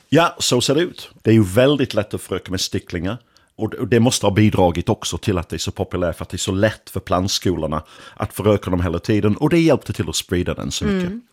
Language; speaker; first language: Swedish; non-native, fluent; English